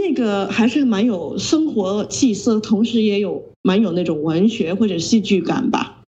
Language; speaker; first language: Chinese; non-native, local second language; Cantonese